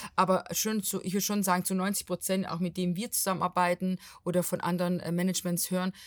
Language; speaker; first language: German; non-native, fluent; Portuguese